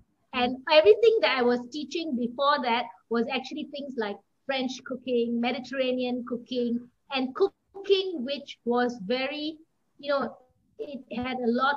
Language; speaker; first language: English; native; English